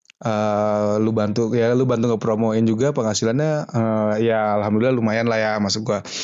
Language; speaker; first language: Indonesian; native; Indonesian